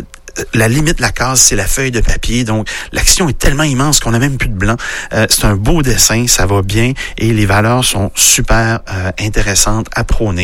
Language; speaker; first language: French; native; French